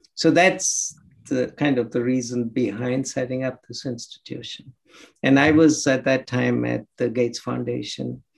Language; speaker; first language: English; non-native, local second language; Telugu